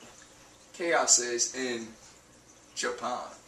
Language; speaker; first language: Spanish; non-native, learner; English